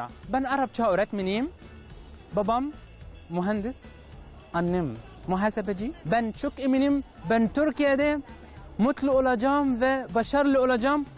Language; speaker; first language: Turkish; non-native, learner; Arabic